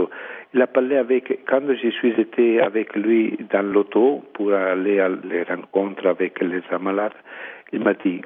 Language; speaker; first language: French; non-native, learner; Italian